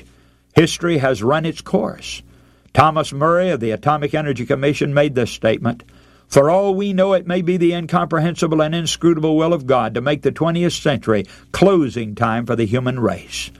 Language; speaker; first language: English; native; English